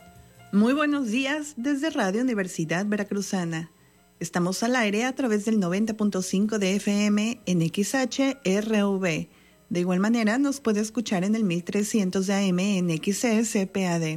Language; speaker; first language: Spanish; native; Spanish